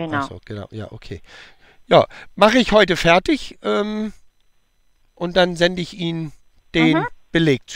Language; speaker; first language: German; native; German